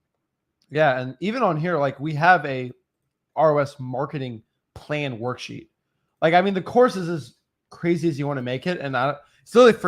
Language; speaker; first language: English; native; English